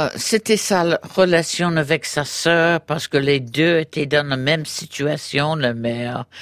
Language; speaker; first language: French; non-native, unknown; English